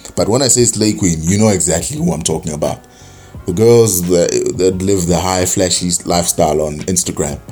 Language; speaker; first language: English; non-native, local second language; Zulu